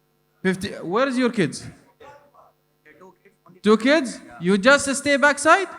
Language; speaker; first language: English; non-native, learner; Arabic